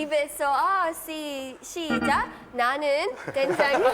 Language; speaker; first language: Korean; non-native, learner; English